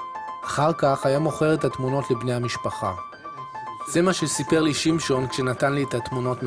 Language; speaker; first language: Hebrew; native; Hebrew